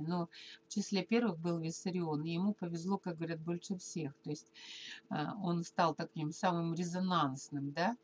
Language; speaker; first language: Russian; native; Russian